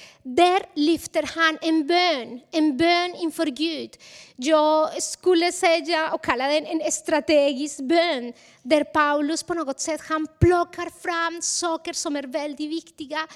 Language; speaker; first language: Swedish; non-native, fluent; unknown